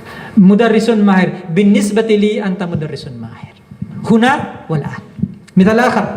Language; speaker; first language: Arabic; non-native, fluent; Indonesian